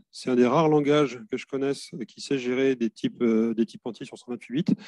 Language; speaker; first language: French; native; French